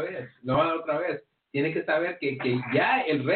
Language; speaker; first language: Spanish; early bilingual, heritage; English